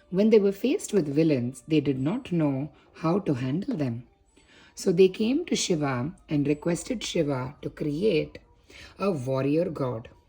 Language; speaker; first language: English; non-native, local second language; Tamil